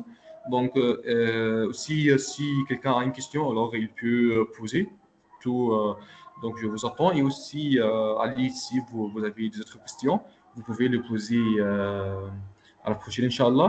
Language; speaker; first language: French; non-native, local second language; Arabic